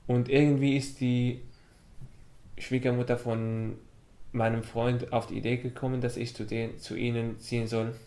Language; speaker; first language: German; early bilingual, other home language; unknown